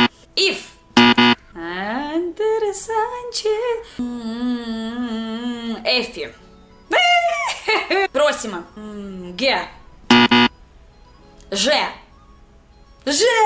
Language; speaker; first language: Portuguese; non-native, learner; Russian